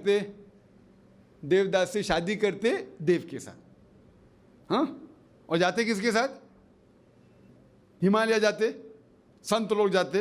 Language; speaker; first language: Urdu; non-native, fluent; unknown